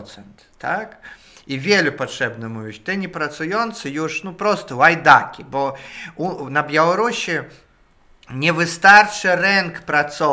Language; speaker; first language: Polish; non-native, fluent; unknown